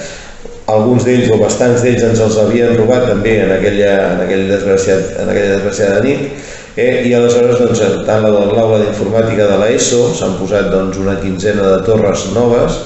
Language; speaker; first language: Catalan; native; Catalan